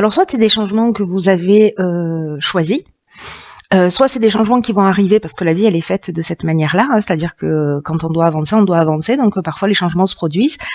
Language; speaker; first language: French; native; French